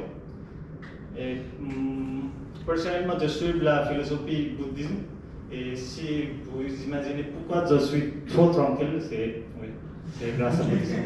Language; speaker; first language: French; non-native, fluent; Nepali